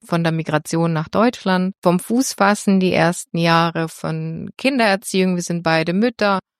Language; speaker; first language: German; non-native, fluent; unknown